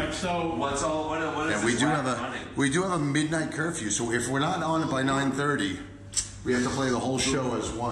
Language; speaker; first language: English; native; English